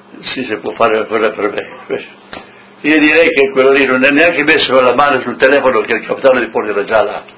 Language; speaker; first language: Italian; native; Italian